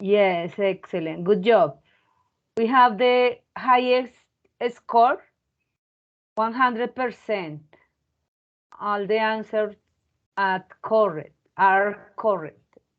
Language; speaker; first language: English; non-native, fluent; Spanish